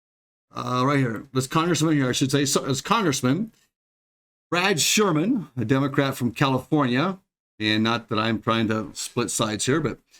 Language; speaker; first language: English; native; English